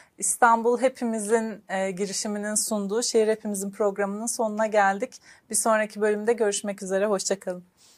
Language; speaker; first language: Turkish; native; Turkish